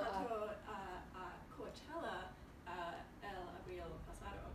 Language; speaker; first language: Spanish; non-native, learner; English